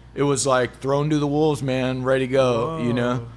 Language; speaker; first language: English; native; English